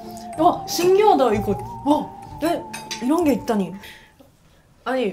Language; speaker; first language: Korean; non-native, fluent; Japanese